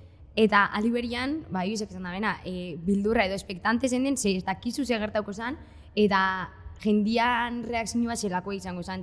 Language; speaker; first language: Basque; native; Basque